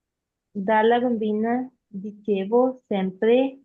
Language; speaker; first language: Italian; non-native, learner; Punjabi